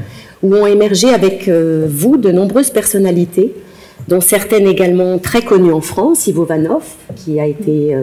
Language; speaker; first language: French; native; French